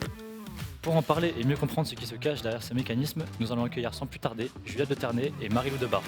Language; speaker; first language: French; native; French